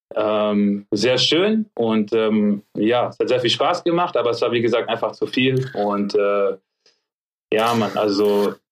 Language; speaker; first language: German; early bilingual, other home language; French